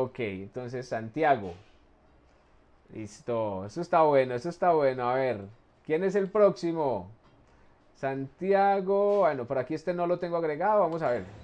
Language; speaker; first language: Spanish; native; Spanish